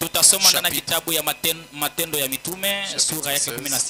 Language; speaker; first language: Swahili; native; Swahili